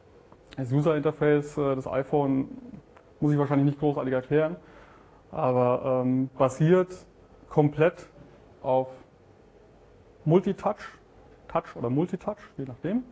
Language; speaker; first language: German; native; German